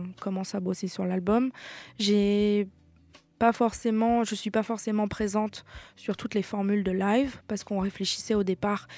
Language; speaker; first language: French; native; French